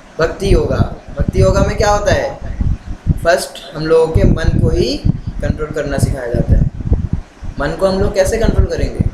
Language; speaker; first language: Hindi; non-native, local second language; Bangla